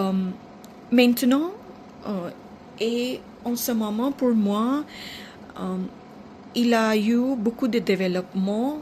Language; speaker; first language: French; non-native, fluent; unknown